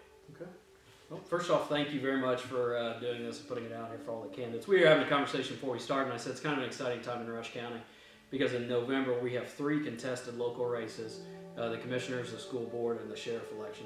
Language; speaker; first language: English; native; English